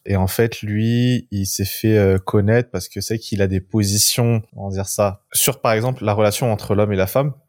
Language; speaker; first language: French; native; French